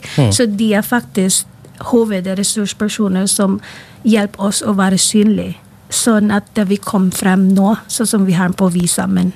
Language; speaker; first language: Norwegian; non-native, fluent; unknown